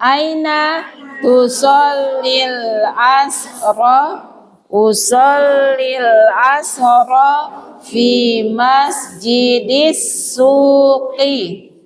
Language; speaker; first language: Arabic; non-native, fluent; Indonesian